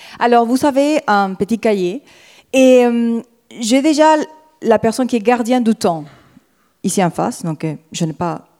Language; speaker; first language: French; non-native, fluent; Spanish